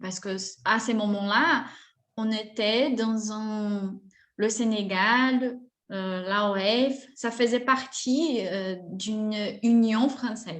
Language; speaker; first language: French; non-native, fluent; Portuguese